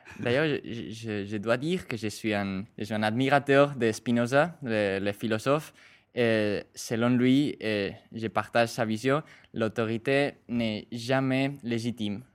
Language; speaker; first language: French; non-native, fluent; Spanish